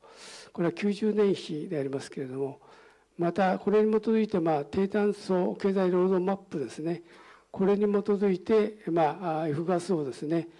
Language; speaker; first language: Japanese; native; Japanese